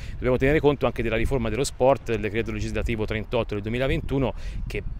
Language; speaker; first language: Italian; native; Italian